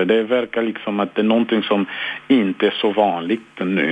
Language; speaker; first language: Swedish; non-native, fluent; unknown